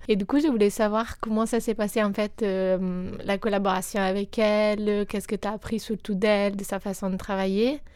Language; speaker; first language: French; non-native, fluent; Italian